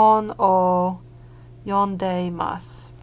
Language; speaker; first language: Japanese; non-native, learner; English